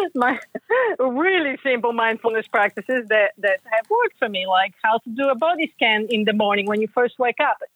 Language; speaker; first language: English; non-native, fluent; Bulgarian